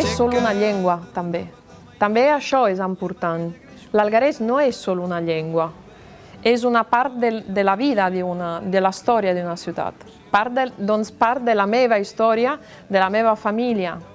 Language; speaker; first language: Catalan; non-native, local second language; Italian